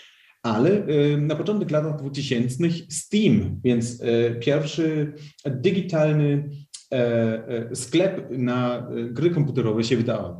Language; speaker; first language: Polish; early bilingual, heritage; Polish